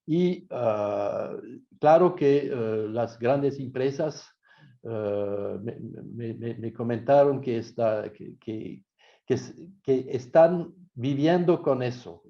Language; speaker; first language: Spanish; non-native, fluent; French